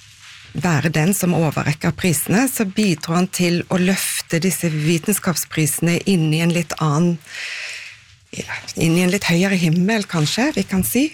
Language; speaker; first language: Norwegian; native; Norwegian